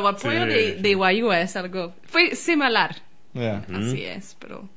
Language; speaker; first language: Spanish; non-native, learner; English